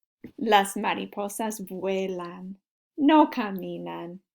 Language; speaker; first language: Spanish; non-native, fluent; English